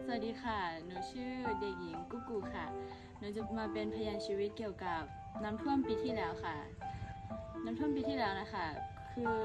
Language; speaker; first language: Thai; non-native, local second language; S'gaw Karen